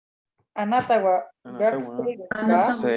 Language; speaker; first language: Japanese; non-native, learner; Spanish